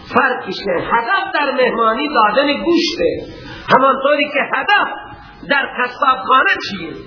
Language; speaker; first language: Persian; non-native, local second language; Baluchi